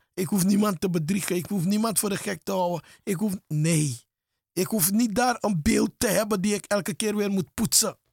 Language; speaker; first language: Dutch; native; Dutch